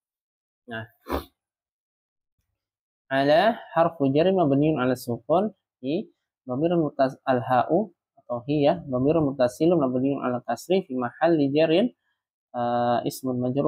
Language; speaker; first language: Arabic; non-native, fluent; Indonesian